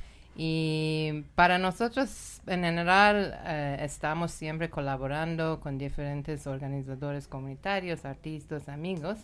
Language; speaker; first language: Spanish; non-native, learner; Persian